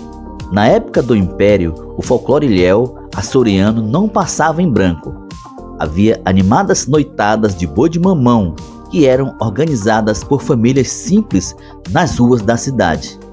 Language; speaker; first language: Portuguese; native; Portuguese